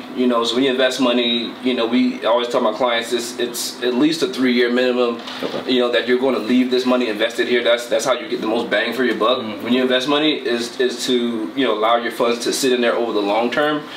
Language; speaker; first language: English; native; English